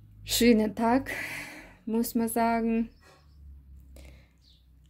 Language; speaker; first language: German; non-native, learner; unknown